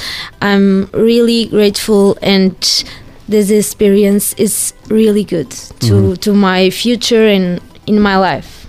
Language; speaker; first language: English; non-native, learner; Portuguese